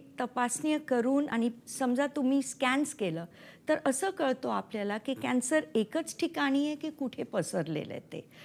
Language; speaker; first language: Marathi; non-native, local second language; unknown